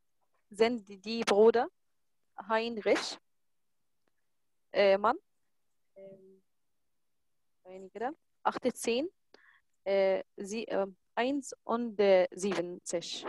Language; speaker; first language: German; non-native, learner; Arabic